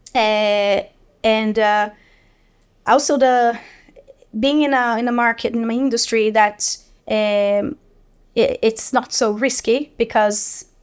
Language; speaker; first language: English; non-native, fluent; Portuguese